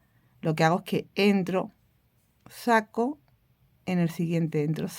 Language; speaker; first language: Spanish; native; Spanish